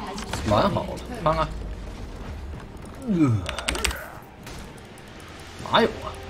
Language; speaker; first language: Chinese; native; Chinese